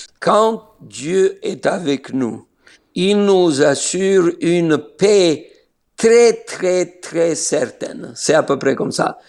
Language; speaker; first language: French; non-native, fluent; Slovenian